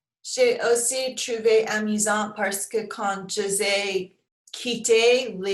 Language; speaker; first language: French; non-native, learner; English